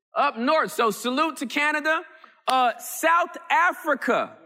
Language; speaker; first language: English; early bilingual, other home language; Yoruba